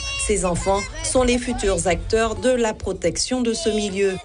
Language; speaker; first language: French; native; French